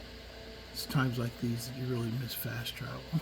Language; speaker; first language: English; native; English